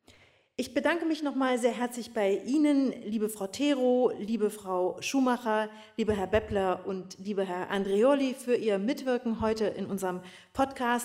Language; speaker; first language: German; native; German